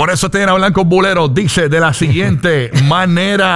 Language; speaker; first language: Spanish; native; Spanish